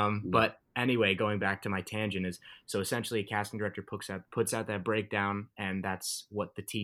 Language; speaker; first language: English; native; English